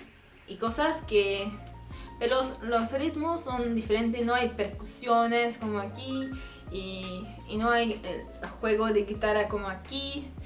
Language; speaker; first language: Spanish; non-native, learner; French